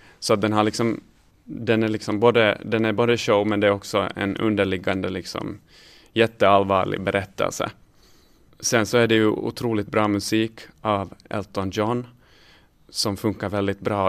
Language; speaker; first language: Swedish; native; Swedish